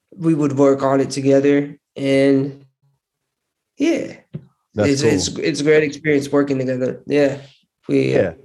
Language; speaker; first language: English; early bilingual, other home language; Hindi